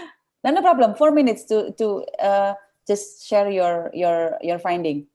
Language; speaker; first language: English; non-native, fluent; Indonesian